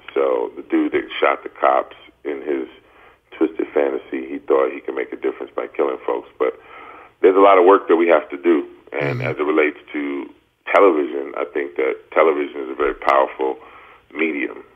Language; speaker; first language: English; native; English